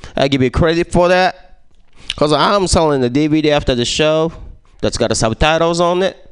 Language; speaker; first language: English; non-native, fluent; Japanese